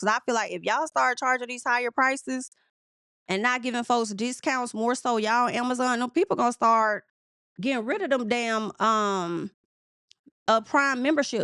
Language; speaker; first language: English; native; English